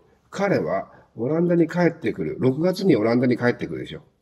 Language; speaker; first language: Japanese; native; Japanese